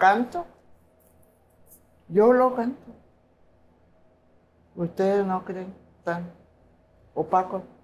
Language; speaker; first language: Spanish; non-native, local second language; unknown